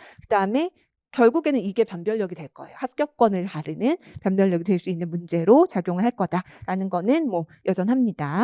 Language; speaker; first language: Korean; native; Korean